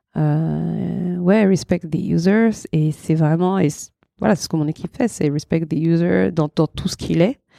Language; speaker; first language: French; early bilingual, other home language; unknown